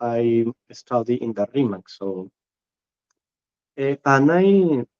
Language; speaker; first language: English; non-native, learner; Spanish